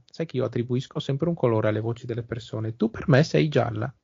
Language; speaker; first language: Italian; native; Italian